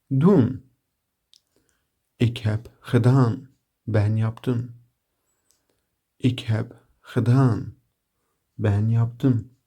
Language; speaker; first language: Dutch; non-native, learner; Turkish